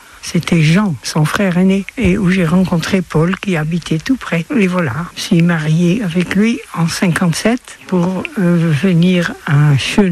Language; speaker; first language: French; non-native, fluent; Dutch